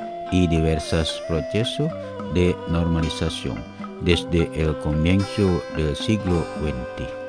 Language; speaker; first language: Spanish; non-native, learner; Indonesian